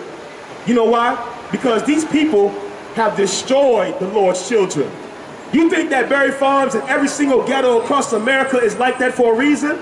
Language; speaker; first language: English; native; English